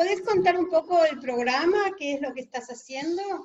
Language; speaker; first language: Spanish; native; Spanish